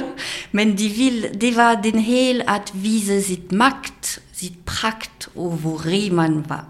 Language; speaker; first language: Danish; non-native, fluent; French